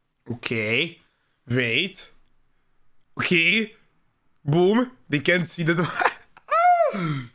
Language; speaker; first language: English; non-native, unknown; Czech